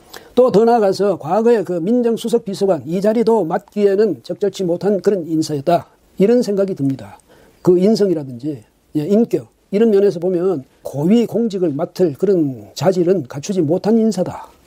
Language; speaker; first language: Korean; native; Korean